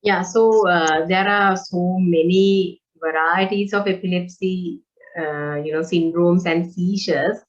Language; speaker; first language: English; non-native, local second language; Sinhala